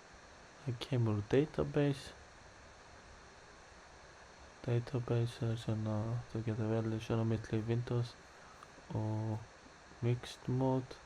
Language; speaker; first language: Icelandic; non-native, learner; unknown